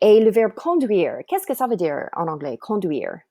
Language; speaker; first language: French; non-native, fluent; English